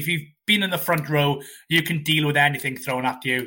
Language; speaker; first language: English; native; English